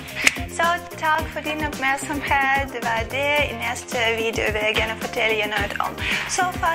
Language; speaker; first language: Danish; non-native, learner; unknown